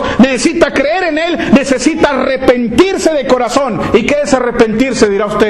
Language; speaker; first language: Spanish; native; Spanish